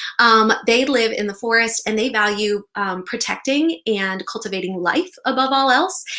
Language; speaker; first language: English; native; English